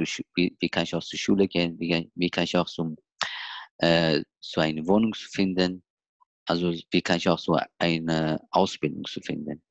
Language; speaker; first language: German; non-native, learner; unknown